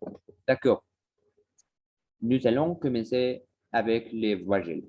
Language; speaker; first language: French; non-native, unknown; Spanish